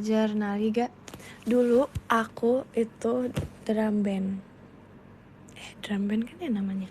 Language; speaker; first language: Indonesian; native; Indonesian